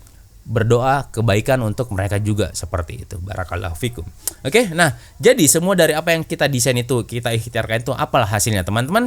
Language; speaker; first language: Indonesian; native; Indonesian